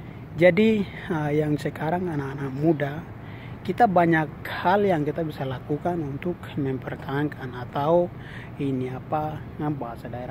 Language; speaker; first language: Indonesian; non-native, local second language; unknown